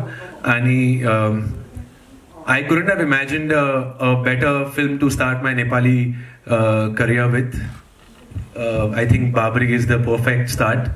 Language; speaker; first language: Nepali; early bilingual, heritage; Nepali